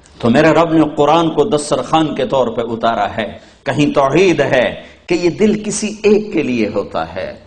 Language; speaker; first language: Urdu; non-native, local second language; Saraiki